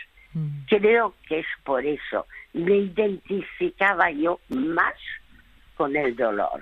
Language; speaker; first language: Spanish; early bilingual, other home language; French